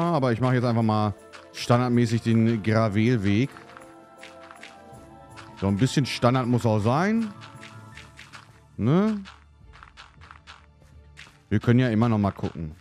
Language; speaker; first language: German; native; German